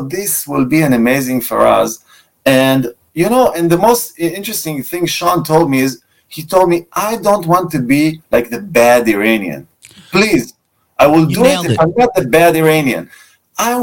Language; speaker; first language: English; non-native, fluent; Russian